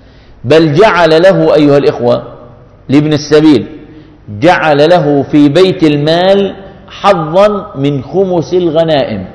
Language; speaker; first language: Arabic; native; Arabic